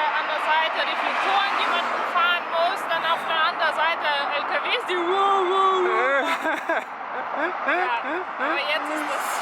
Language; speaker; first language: German; non-native, fluent; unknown